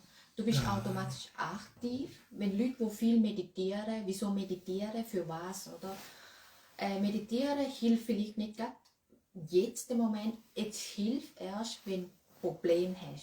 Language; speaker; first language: German; non-native, learner; Thai